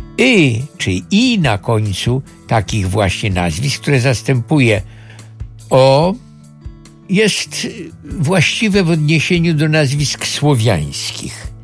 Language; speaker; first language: Polish; native; Polish